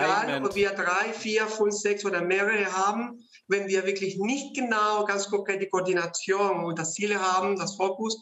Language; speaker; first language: German; non-native, fluent; Spanish